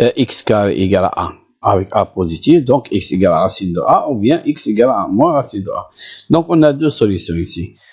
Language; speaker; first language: French; non-native, local second language; Arabic